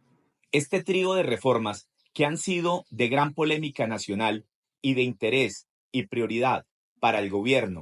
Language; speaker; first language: Spanish; native; Spanish